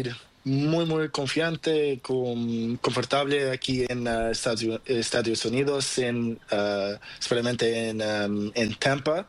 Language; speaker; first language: Spanish; non-native, learner; Portuguese